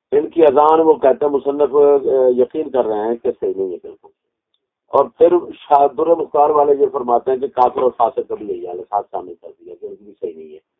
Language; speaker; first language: Urdu; non-native, local second language; Punjabi